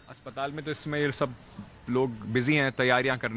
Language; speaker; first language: Hindi; native; Hindi